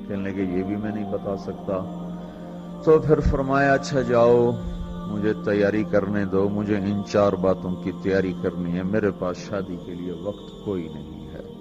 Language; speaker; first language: Urdu; non-native, local second language; Punjabi